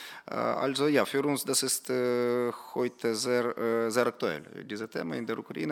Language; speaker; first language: German; non-native, fluent; Ukrainian